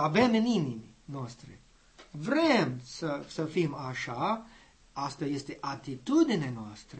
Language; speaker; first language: Romanian; non-native, learner; English